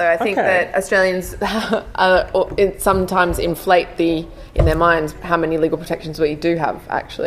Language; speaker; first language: English; native; English